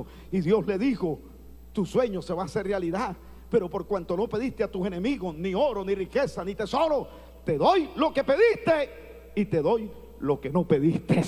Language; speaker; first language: Spanish; native; Spanish